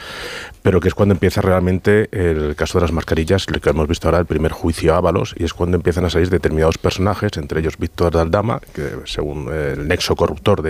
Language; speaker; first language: Spanish; native; Spanish